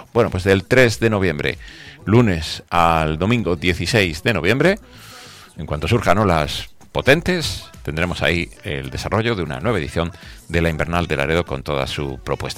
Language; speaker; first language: Spanish; native; Spanish